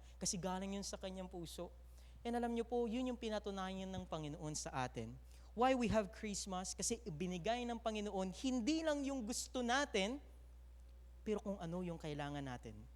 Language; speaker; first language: Filipino; native; Filipino